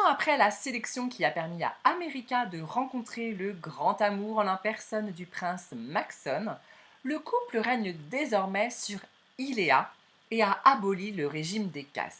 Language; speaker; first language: French; native; French